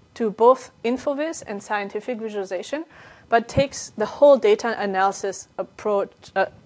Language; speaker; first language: English; non-native, fluent; German